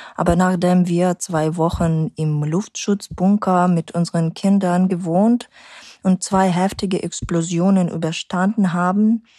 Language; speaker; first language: German; non-native, fluent; Ukrainian